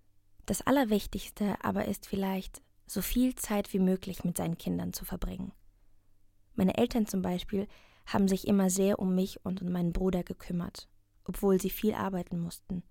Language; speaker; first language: German; non-native, learner; Russian